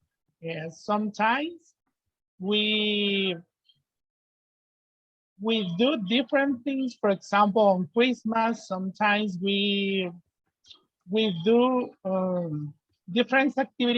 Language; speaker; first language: English; non-native, learner; Spanish